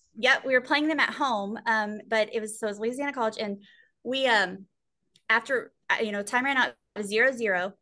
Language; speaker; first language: English; native; English